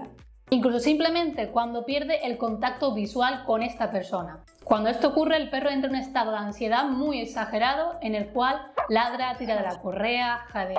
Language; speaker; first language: Spanish; native; Spanish